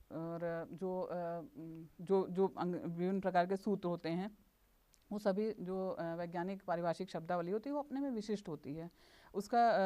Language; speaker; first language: Hindi; native; Hindi